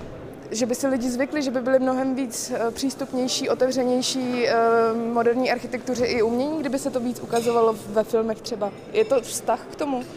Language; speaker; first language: Czech; native; Czech